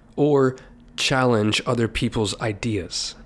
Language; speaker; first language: English; native; English